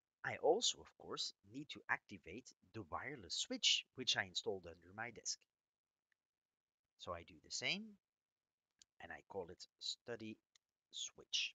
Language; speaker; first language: English; non-native, fluent; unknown